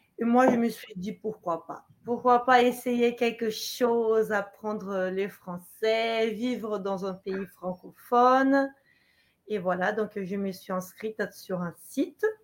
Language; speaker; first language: French; non-native, fluent; Portuguese